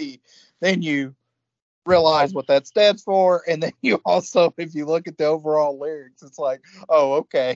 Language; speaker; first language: English; native; English